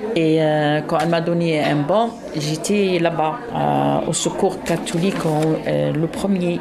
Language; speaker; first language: French; non-native, local second language; Arabic